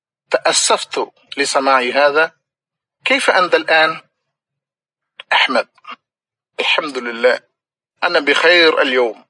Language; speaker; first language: Arabic; non-native, fluent; Malayalam